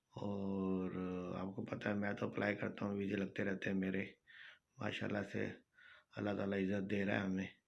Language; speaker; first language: Urdu; non-native, local second language; Saraiki